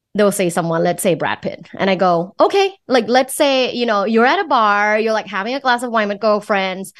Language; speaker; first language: English; non-native, fluent; Thai